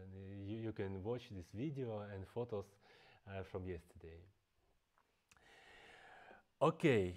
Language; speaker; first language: English; non-native, fluent; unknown